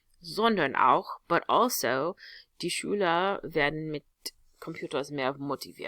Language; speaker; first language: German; non-native, fluent; English